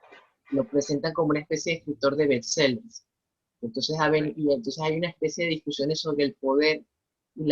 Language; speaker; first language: Spanish; native; Spanish